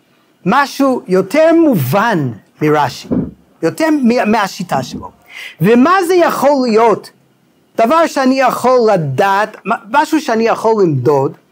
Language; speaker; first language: Hebrew; non-native, fluent; English